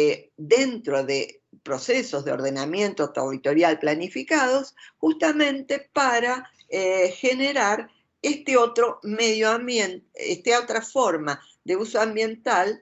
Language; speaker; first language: Spanish; native; Spanish